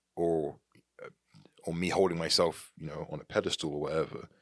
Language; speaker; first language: English; native; English